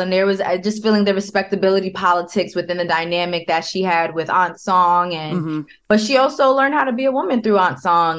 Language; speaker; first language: English; native; English